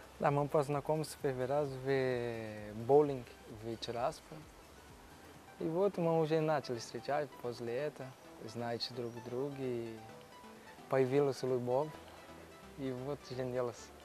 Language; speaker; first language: Russian; non-native, learner; Portuguese